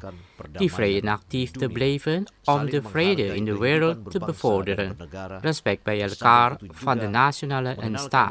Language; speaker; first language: Dutch; non-native, learner; Indonesian